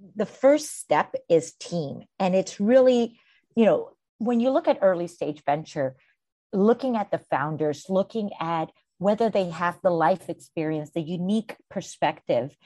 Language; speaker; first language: English; early bilingual, heritage; Spanish